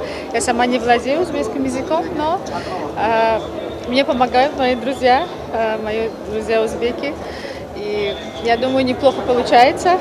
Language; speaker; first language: Russian; non-native, local second language; Tajik